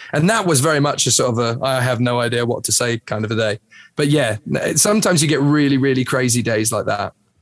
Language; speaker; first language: English; native; English